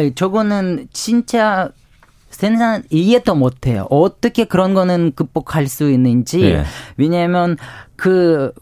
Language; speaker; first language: Korean; non-native, fluent; Ukrainian